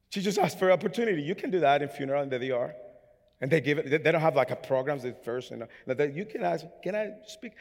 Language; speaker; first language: English; non-native, fluent; Spanish